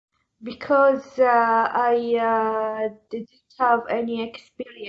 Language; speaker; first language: English; non-native, learner; Arabic